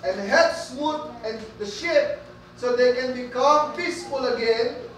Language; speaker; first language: English; non-native, local second language; Filipino